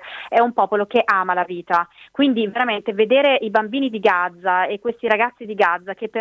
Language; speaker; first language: Italian; native; Italian